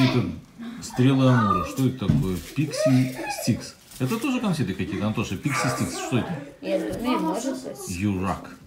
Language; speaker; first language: Russian; native; Russian